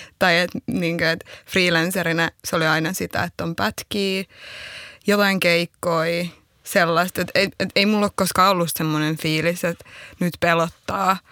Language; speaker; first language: Finnish; early bilingual, other home language; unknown